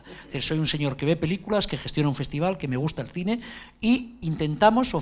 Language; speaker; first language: Spanish; native; Spanish